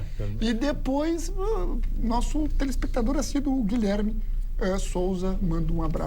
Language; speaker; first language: Portuguese; native; Portuguese